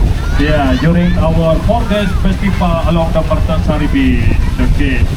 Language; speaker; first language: English; non-native, learner; Indonesian